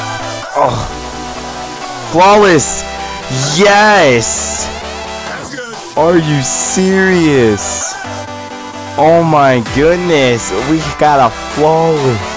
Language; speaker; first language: English; native; English